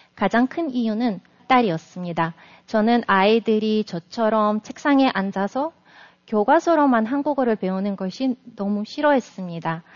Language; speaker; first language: Korean; non-native, fluent; Russian